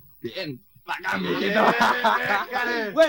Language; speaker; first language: Spanish; native; Spanish